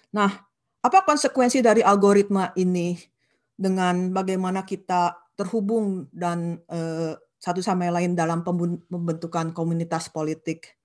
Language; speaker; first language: Indonesian; non-native, local second language; Sundanese